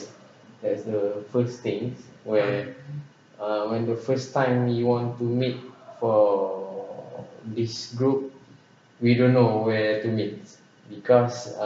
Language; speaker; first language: English; non-native, local second language; Malay